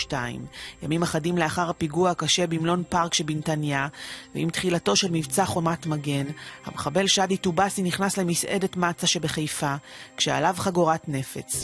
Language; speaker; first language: Hebrew; native; Hebrew